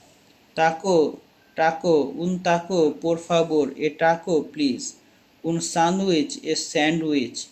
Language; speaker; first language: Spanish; non-native, learner; Bangla